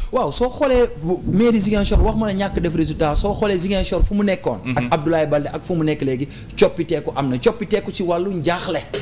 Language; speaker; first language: Wolof; non-native, local second language; Jola-Fonyi